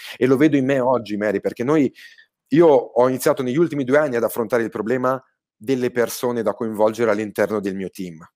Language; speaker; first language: Italian; native; Italian